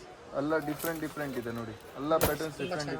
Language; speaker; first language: Kannada; non-native, local second language; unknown